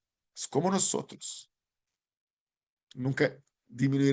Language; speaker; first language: Spanish; non-native, learner; Portuguese